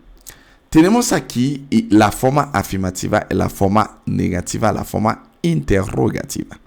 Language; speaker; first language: Spanish; non-native, fluent; French